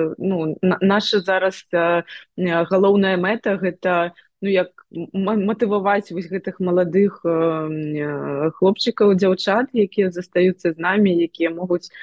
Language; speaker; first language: Belarusian; non-native, local second language; Russian